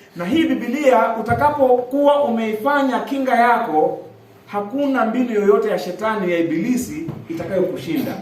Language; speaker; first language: Swahili; non-native, local second language; Giryama